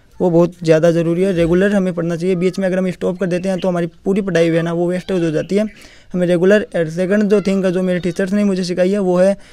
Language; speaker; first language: Hindi; native; Hindi